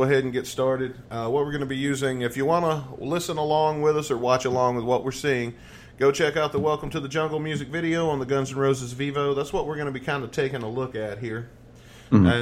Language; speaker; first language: English; native; English